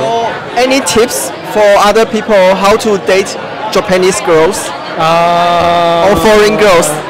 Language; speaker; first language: English; non-native, fluent; Chinese